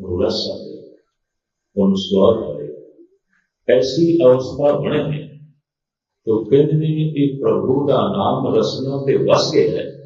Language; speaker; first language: Urdu; non-native, local second language; Punjabi